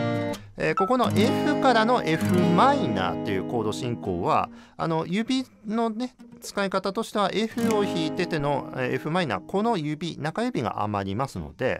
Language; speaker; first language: Japanese; native; Japanese